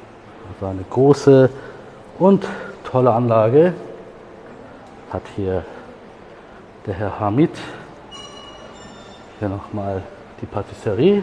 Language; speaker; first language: German; native; German